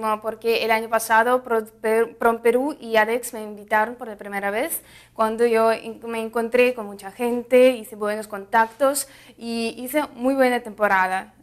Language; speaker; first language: Spanish; non-native, fluent; Russian